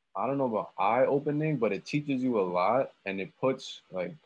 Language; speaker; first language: English; native; English